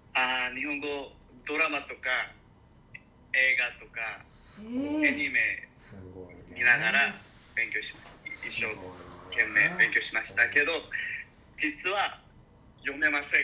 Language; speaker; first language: Japanese; non-native, learner; Korean